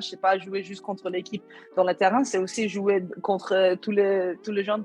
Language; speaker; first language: French; non-native, learner; Swedish